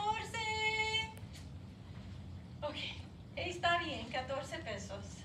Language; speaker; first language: Spanish; non-native, fluent; English